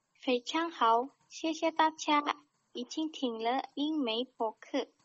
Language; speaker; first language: Chinese; non-native, learner; Indonesian